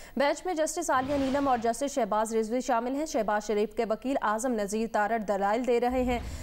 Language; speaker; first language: Urdu; native; Urdu